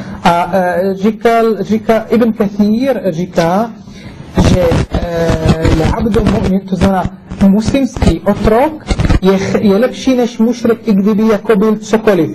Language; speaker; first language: Czech; non-native, fluent; Arabic